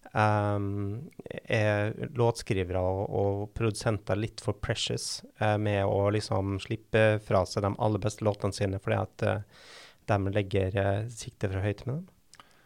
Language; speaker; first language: Norwegian; native; Norwegian